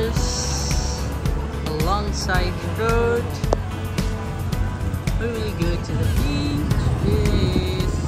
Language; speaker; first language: English; non-native, local second language; Urdu